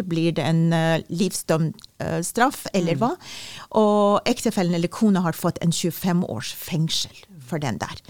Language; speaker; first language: Norwegian; non-native, fluent; Persian